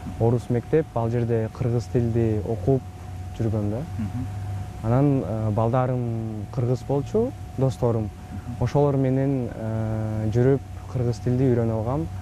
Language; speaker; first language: Kyrgyz; non-native, local second language; Russian